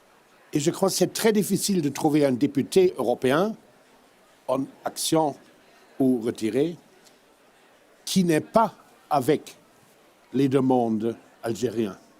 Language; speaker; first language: French; non-native, fluent; German